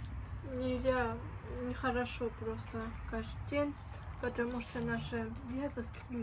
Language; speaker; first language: Russian; early bilingual, heritage; Russian